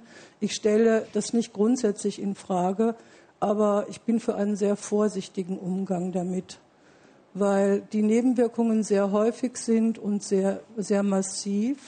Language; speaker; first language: German; native; German